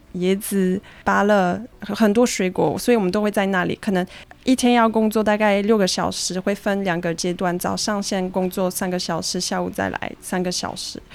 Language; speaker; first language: Chinese; non-native, fluent; French